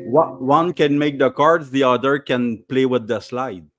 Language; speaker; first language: English; non-native, learner; French